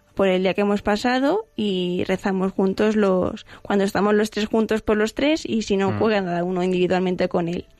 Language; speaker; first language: Spanish; native; Spanish